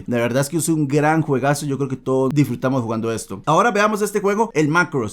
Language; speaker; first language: Spanish; native; Spanish